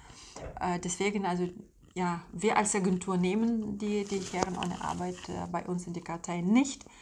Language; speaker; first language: German; non-native, fluent; Russian